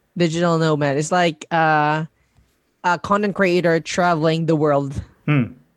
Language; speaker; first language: English; non-native, local second language; Cebuano